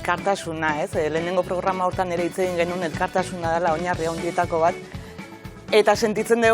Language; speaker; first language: Basque; native; Basque